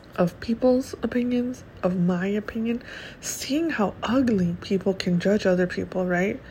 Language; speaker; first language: English; early bilingual, other home language; Spanish